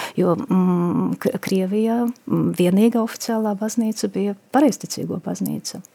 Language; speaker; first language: Latvian; non-native, local second language; Russian